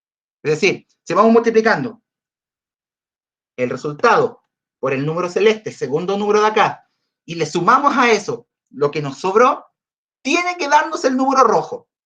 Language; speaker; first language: Spanish; native; Spanish